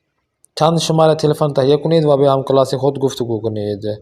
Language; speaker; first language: Persian; non-native, fluent; Urdu